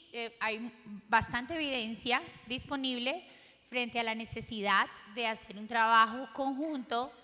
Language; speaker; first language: Spanish; native; Spanish